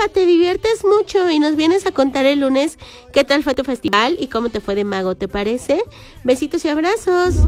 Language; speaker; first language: Spanish; native; Spanish